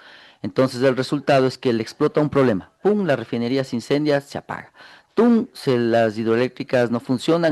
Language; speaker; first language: Spanish; native; Spanish